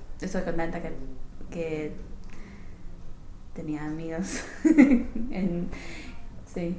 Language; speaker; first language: Spanish; non-native, learner; English